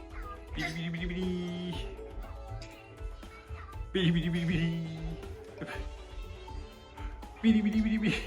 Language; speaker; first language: Japanese; native; Japanese